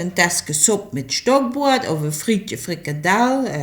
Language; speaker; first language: Dutch; native; Dutch